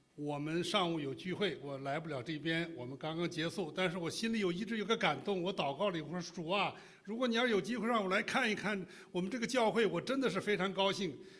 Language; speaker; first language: Chinese; native; Chinese